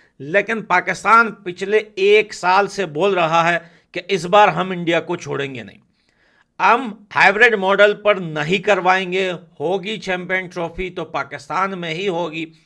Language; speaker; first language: Hindi; non-native, fluent; Pashto